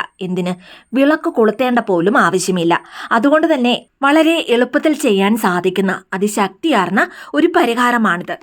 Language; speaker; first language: Malayalam; native; Malayalam